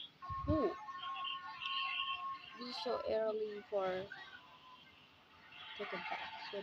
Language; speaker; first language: English; non-native, learner; Indonesian